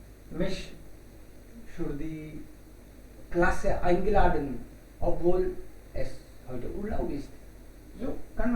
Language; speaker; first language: German; non-native, fluent; Hindi